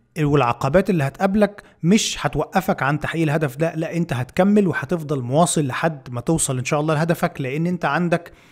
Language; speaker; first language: Arabic; native; Arabic